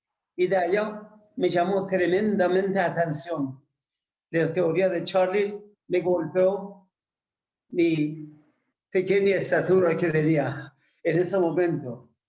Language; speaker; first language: Spanish; non-native, learner; Persian